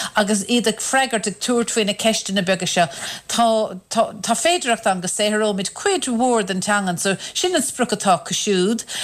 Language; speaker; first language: Irish; non-native, local second language; English